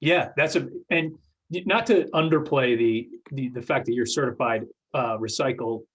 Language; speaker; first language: English; native; English